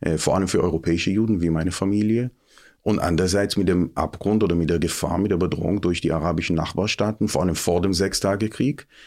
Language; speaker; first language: German; non-native, fluent; Hebrew